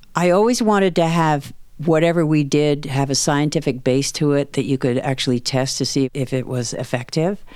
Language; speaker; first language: English; native; English